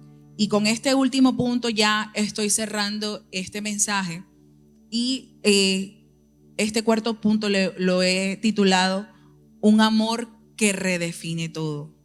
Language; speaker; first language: Spanish; native; Spanish